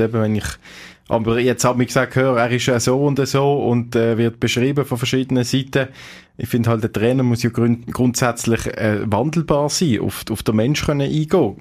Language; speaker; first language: German; native; German